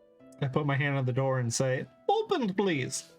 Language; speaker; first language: English; native; English